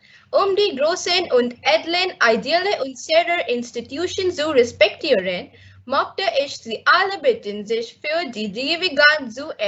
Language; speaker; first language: German; non-native, learner; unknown